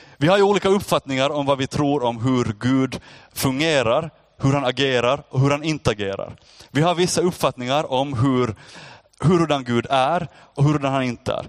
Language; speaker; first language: Swedish; native; Swedish